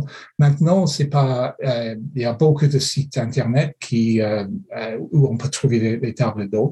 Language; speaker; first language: French; non-native, fluent; English